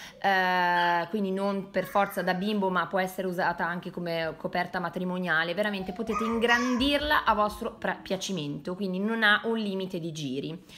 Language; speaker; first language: Italian; native; Italian